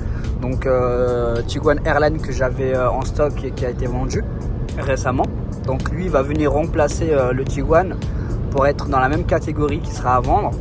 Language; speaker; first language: French; native; French